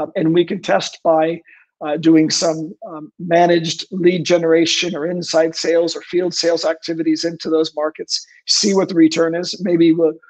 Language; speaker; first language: English; native; English